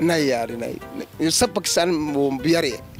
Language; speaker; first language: Hindi; non-native, learner; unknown